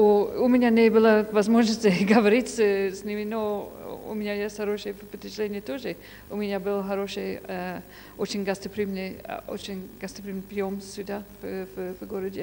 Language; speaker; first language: Russian; non-native, fluent; English